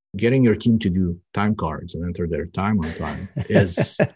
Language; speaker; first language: English; early bilingual, other home language; Russian